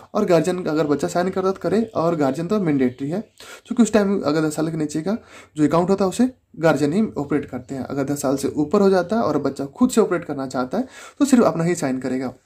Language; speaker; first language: Hindi; native; Hindi